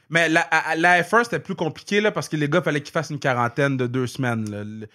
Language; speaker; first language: French; native; French